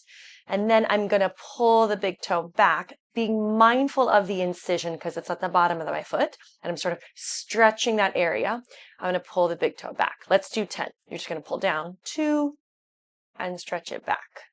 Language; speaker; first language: English; native; English